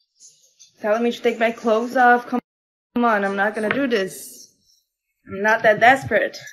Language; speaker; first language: English; non-native, fluent; Portuguese